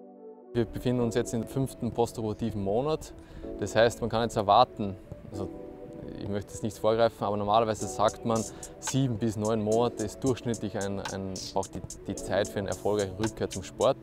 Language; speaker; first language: German; native; German